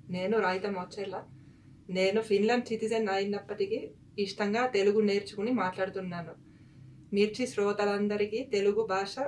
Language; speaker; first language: Telugu; non-native, fluent; Finnish